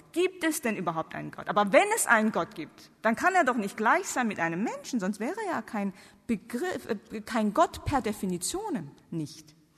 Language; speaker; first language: German; non-native, fluent; Korean